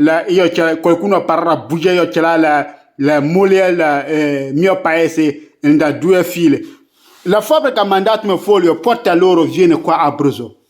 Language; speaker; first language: Italian; non-native, learner; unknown